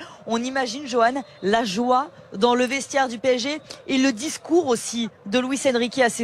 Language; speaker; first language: French; native; French